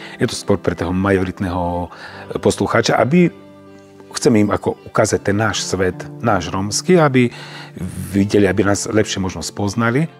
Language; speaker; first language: Slovak; non-native, local second language; Romany